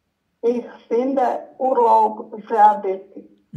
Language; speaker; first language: German; non-native, learner; Croatian